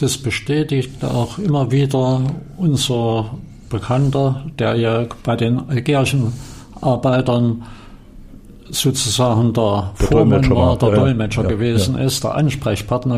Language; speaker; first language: German; native; German